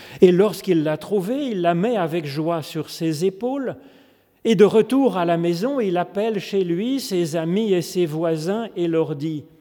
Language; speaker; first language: French; native; French